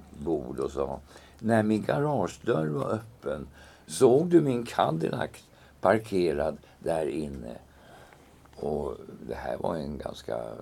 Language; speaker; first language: Swedish; native; Swedish